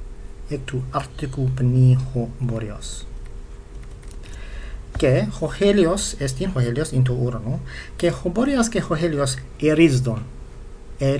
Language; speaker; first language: Greek; non-native, fluent; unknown